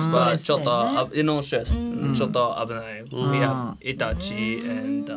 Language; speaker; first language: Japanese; non-native, learner; English